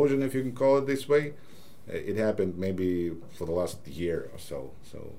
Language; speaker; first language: English; non-native, fluent; Ukrainian